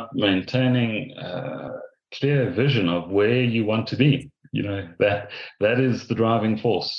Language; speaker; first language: English; native; English